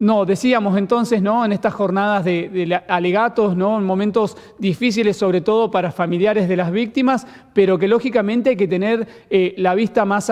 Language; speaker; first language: Spanish; native; Spanish